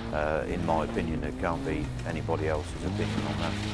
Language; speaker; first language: English; native; English